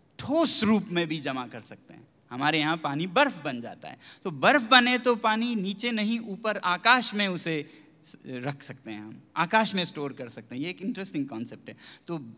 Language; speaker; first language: Hindi; non-native, local second language; Ladakhi